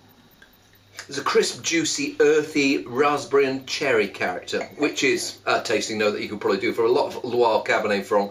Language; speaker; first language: English; native; English